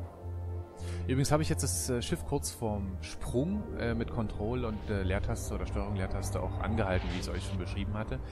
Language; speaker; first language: German; native; German